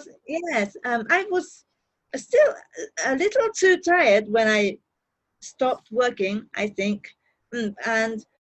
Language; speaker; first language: English; non-native, learner; Japanese